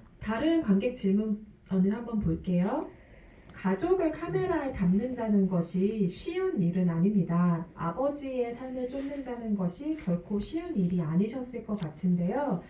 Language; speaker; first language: Korean; native; Korean